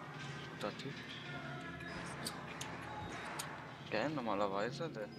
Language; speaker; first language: German; early bilingual, other home language; Polish